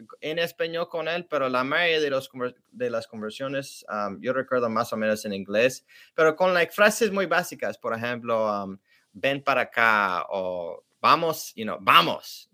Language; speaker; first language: Spanish; early bilingual, heritage; English